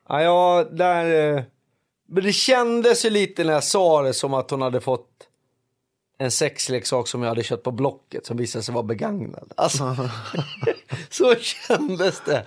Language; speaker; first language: Swedish; native; Swedish